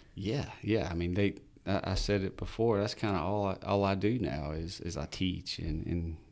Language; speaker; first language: English; native; English